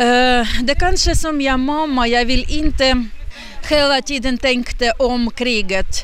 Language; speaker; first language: Swedish; non-native, learner; Ukrainian